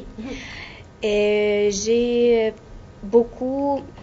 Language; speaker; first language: French; non-native, learner; Russian